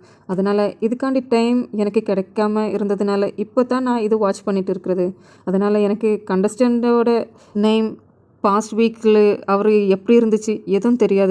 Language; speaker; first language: Tamil; non-native, fluent; Malayalam